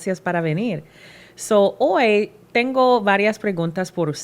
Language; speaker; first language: Spanish; non-native, learner; English